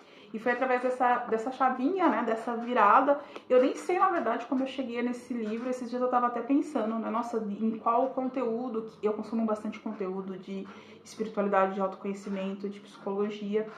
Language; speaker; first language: Portuguese; native; Portuguese